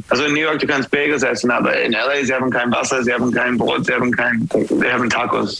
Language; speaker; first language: German; non-native, learner; English